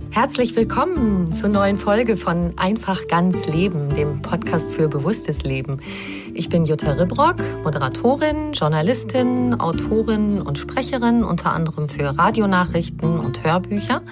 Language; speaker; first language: German; native; German